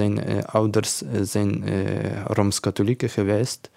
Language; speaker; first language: Dutch; non-native, learner; Ukrainian